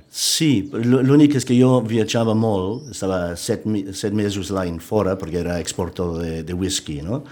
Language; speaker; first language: Catalan; non-native, fluent; English